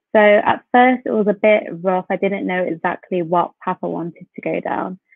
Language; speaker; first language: English; native; English